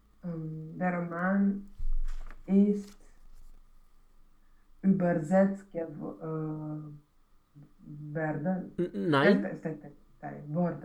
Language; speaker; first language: German; non-native, learner; Romanian